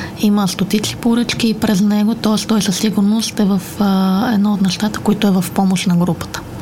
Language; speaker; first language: Bulgarian; native; Bulgarian